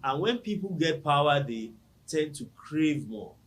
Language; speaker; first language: English; non-native, local second language; Yoruba